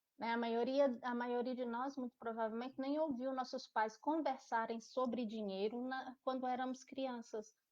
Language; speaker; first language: Portuguese; native; Portuguese